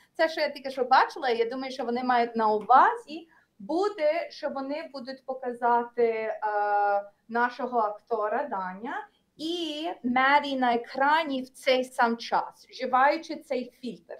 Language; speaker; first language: Ukrainian; early bilingual, heritage; Ukrainian